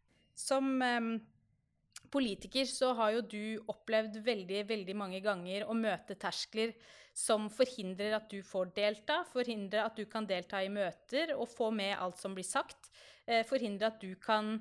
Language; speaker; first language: Norwegian; native; Norwegian